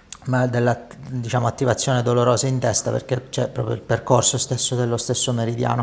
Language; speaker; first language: Italian; native; Italian